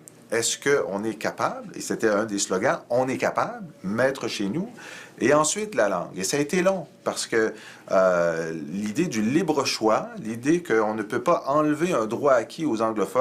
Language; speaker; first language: French; native; French